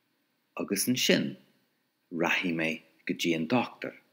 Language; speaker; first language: Irish; non-native, local second language; English